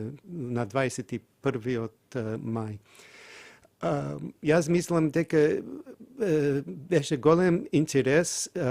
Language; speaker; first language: Macedonian; non-native, fluent; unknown